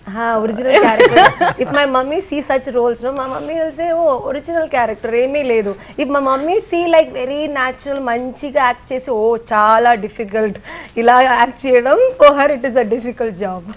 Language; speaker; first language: Telugu; non-native, learner; Malayalam